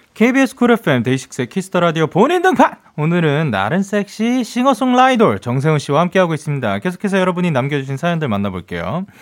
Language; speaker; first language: Korean; early bilingual, heritage; Korean